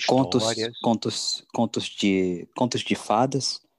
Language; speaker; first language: Portuguese; non-native, learner; English